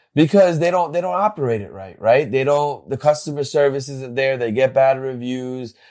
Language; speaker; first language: English; native; English